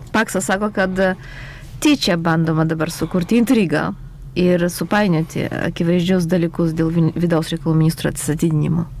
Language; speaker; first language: Lithuanian; non-native, local second language; Polish